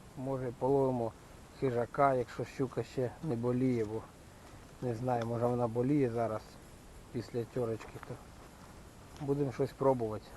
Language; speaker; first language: Ukrainian; native; Ukrainian